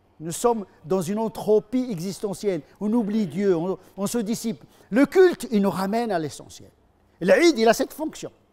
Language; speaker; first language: French; non-native, fluent; Arabic